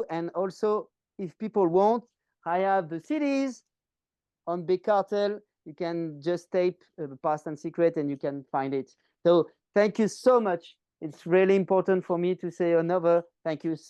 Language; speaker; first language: English; non-native, learner; French